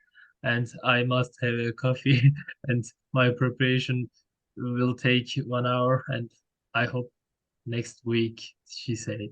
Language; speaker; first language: English; non-native, learner; Turkish